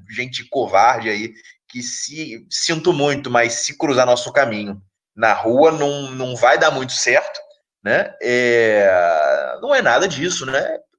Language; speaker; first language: Portuguese; native; Portuguese